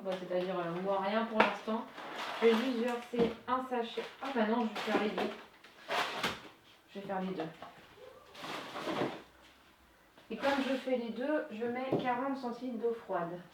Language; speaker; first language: French; native; French